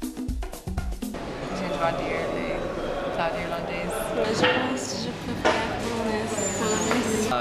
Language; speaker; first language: French; non-native, learner; English